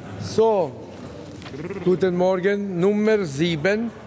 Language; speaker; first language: German; non-native, fluent; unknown